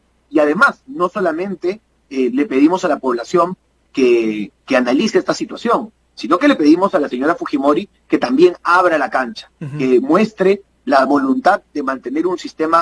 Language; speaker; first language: Spanish; native; Spanish